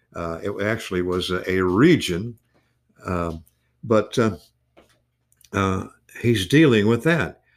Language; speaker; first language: English; native; English